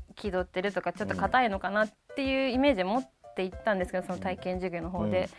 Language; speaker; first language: Japanese; native; Japanese